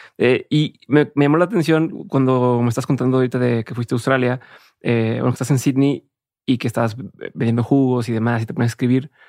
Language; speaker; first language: Spanish; native; Spanish